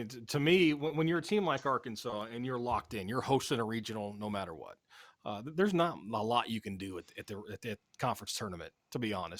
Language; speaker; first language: English; native; English